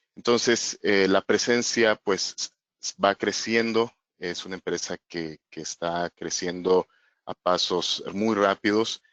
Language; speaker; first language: Spanish; native; Spanish